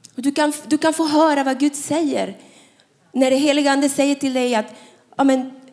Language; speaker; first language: Swedish; non-native, fluent; Spanish